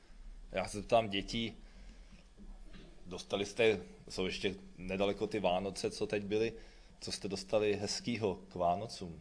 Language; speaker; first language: Czech; native; Czech